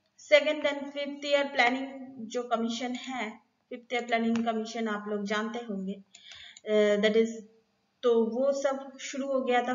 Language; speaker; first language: Hindi; non-native, local second language; Bangla